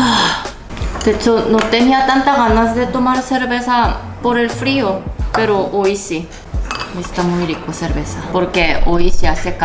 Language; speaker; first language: Spanish; non-native, fluent; Korean